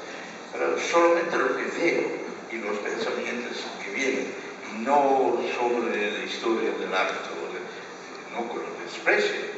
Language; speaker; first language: Spanish; non-native, fluent; Dutch